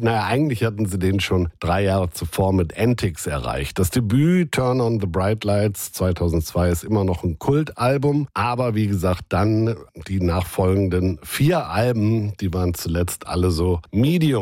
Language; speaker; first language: German; native; German